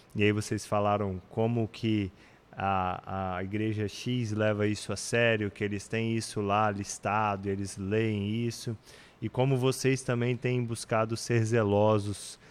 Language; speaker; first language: Portuguese; native; Portuguese